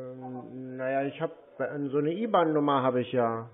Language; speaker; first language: German; native; German